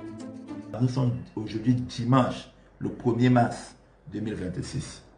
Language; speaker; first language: French; non-native, local second language; Malagasy